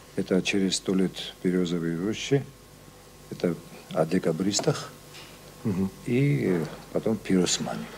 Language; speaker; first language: Russian; non-native, local second language; Georgian